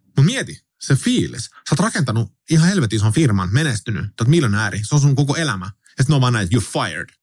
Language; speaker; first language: Finnish; early bilingual, heritage; Finnish